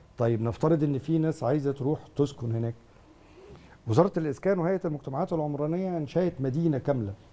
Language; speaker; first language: Egyptian Arabic; native; Egyptian Arabic